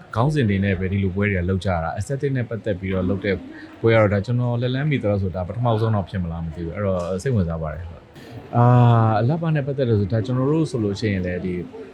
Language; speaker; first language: Burmese; native; Burmese